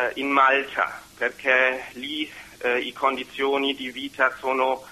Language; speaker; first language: Italian; non-native, learner; German